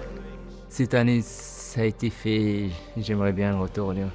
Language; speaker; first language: French; non-native, local second language; Arabic